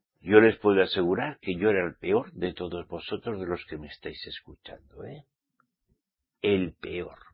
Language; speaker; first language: Spanish; native; Spanish